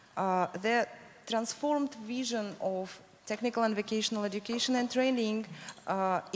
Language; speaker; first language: English; non-native, fluent; Russian